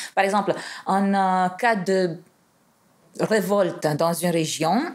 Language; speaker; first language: French; non-native, fluent; Romanian